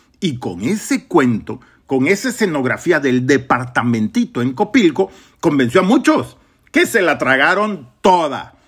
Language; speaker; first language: Spanish; native; Spanish